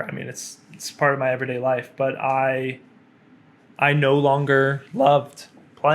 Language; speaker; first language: English; native; English